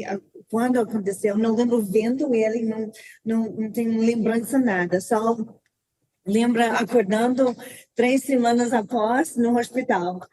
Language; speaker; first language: Portuguese; non-native, learner; English